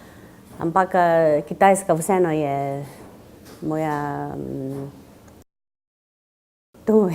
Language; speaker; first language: Slovenian; non-native, learner; Chinese